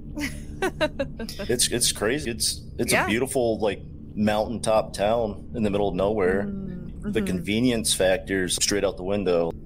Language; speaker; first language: English; native; English